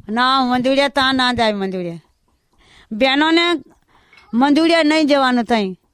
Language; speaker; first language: Gujarati; non-native, local second language; Bhili